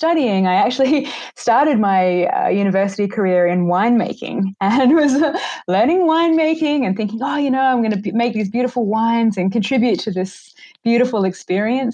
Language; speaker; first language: English; native; English